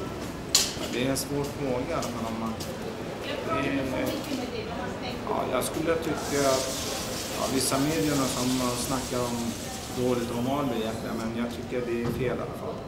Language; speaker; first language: Swedish; early bilingual, other home language; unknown